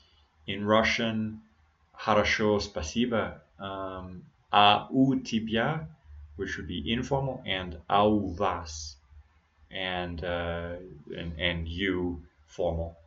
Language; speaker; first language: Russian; non-native, learner; English